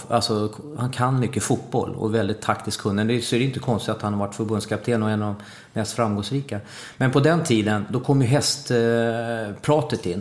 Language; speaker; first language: Swedish; native; Swedish